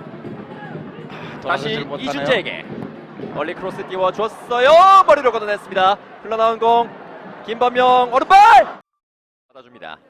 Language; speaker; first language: Korean; native; Korean